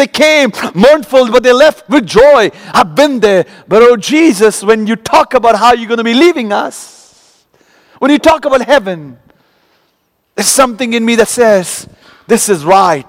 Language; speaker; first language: English; non-native, local second language; Malayalam